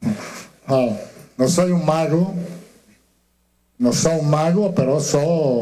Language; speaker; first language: Portuguese; non-native, learner; Italian